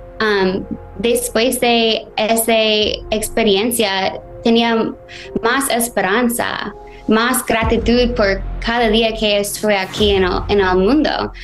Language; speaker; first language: Spanish; non-native, fluent; English